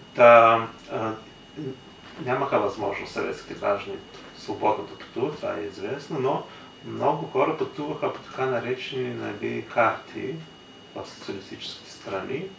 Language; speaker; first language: Bulgarian; early bilingual, heritage; Bulgarian